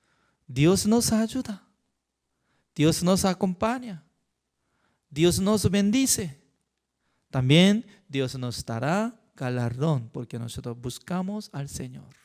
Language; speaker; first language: Spanish; non-native, learner; Korean